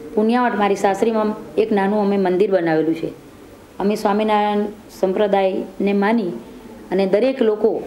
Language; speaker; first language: Gujarati; non-native, local second language; Rathawi